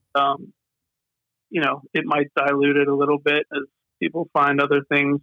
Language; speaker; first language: English; native; English